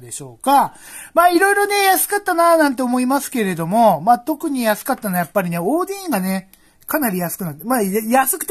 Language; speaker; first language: Japanese; native; Japanese